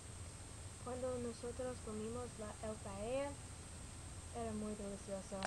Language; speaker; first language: Spanish; non-native, learner; English